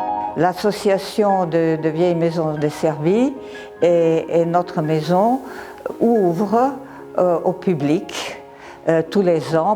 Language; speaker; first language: French; non-native, fluent; Serbian